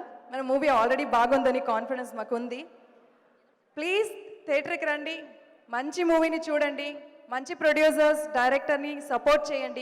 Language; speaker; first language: Telugu; non-native, fluent; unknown